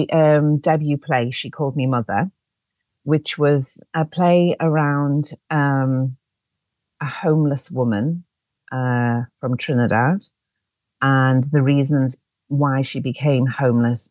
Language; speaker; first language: English; native; English